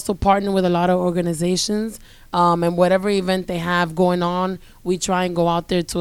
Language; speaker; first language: English; native; English